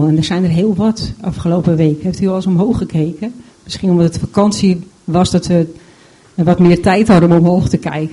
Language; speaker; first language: Dutch; native; Dutch